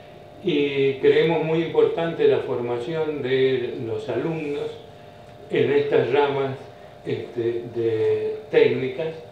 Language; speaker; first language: Spanish; native; Spanish